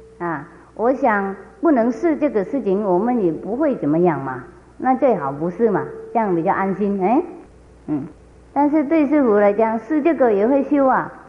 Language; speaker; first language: Chinese; non-native, fluent; Vietnamese